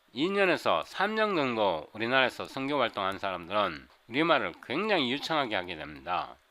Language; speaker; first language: Korean; native; Korean